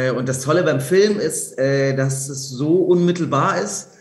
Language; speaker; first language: German; native; German